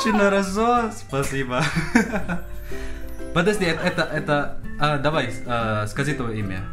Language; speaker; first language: Russian; non-native, learner; Indonesian